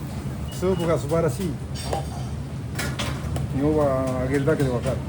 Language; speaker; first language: Japanese; native; Japanese